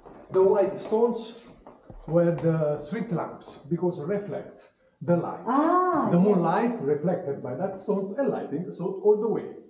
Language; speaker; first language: English; non-native, learner; Italian